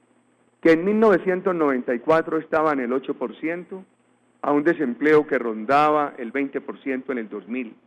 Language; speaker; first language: Spanish; native; Spanish